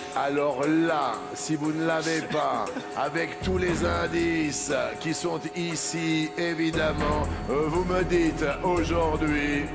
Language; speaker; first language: French; native; French